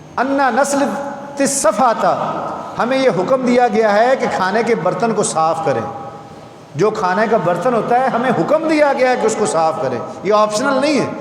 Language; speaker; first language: Urdu; non-native, local second language; Punjabi